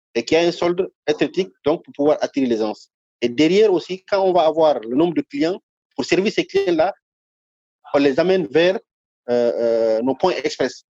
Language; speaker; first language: French; non-native, local second language; Fula